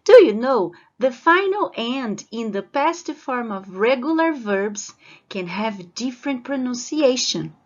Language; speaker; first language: English; non-native, fluent; Portuguese